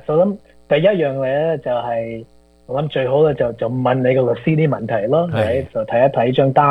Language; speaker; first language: Chinese; early bilingual, heritage; Cantonese